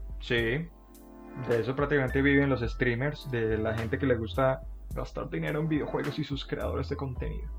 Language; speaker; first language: Spanish; native; Spanish